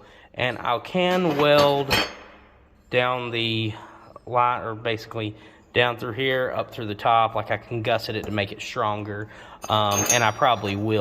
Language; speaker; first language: English; native; English